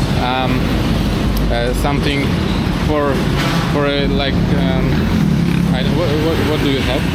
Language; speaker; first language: English; non-native, learner; Polish